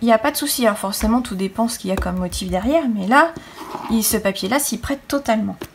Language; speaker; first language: French; native; French